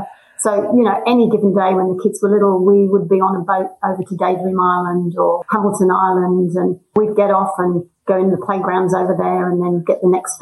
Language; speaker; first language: English; native; English